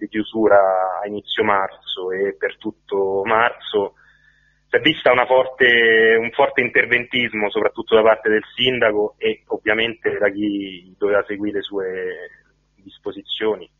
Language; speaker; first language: Italian; native; Italian